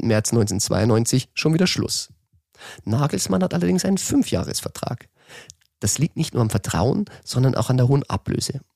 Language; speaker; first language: German; native; German